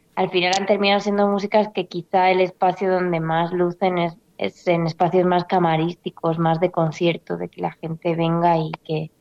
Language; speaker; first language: Spanish; native; Spanish